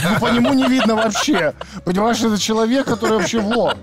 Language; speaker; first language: Russian; native; Russian